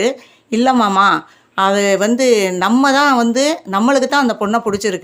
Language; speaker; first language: Tamil; native; Tamil